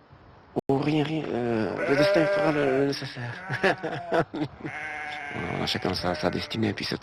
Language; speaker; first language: French; native; French